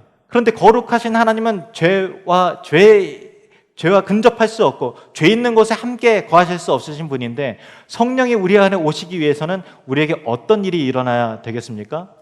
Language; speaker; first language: Korean; native; Korean